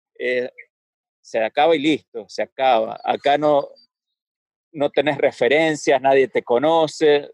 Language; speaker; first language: Spanish; native; Spanish